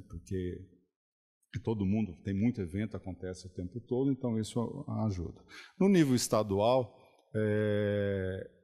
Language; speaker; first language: Portuguese; native; Portuguese